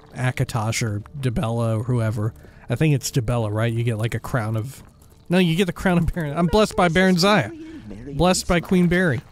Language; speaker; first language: English; native; English